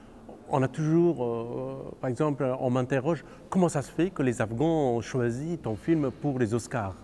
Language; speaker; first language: French; non-native, fluent; Persian